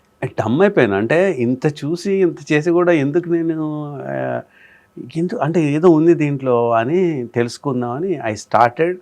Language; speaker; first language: Telugu; native; Telugu